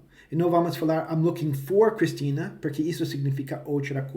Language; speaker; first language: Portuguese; non-native, fluent; English